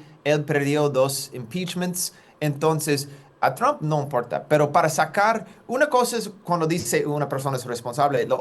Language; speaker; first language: Spanish; non-native, fluent; English